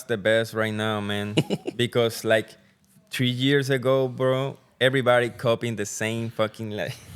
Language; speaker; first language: English; non-native, learner; Spanish